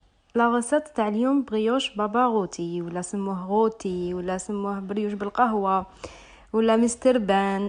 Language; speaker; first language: Arabic; native; Arabic